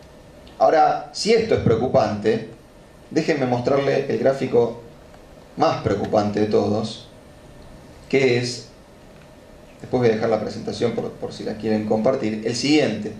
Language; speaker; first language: Spanish; native; Spanish